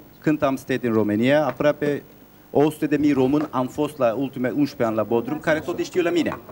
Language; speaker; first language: Romanian; non-native, learner; Turkish